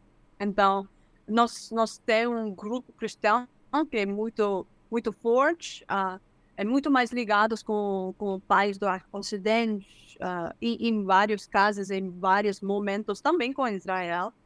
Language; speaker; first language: Portuguese; non-native, fluent; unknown